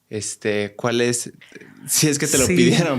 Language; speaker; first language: Spanish; native; Spanish